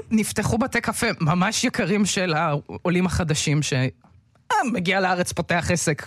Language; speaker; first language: Hebrew; early bilingual, other home language; Russian